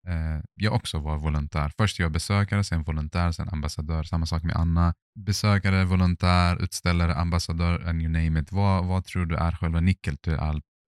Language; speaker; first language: Swedish; non-native, fluent; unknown